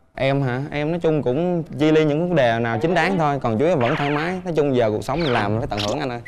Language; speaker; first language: Vietnamese; native; Vietnamese